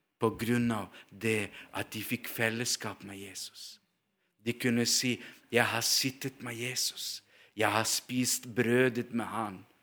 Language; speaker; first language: Norwegian; non-native, fluent; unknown